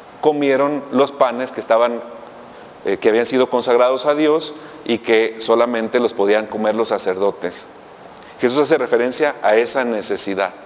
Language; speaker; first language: Spanish; native; Spanish